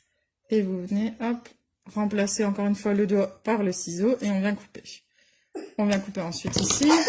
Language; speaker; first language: French; native; French